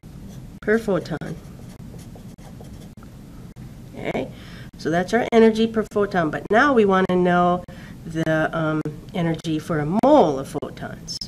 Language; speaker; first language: English; native; English